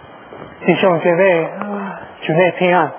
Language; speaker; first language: Chinese; non-native, learner; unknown